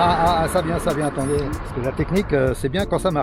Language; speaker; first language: French; native; French